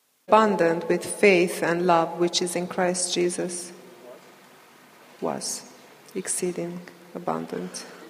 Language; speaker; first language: English; non-native, fluent; Hungarian